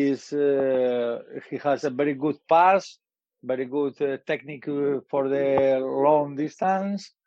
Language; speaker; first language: English; non-native, learner; Spanish